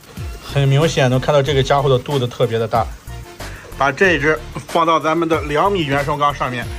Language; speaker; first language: Chinese; native; Chinese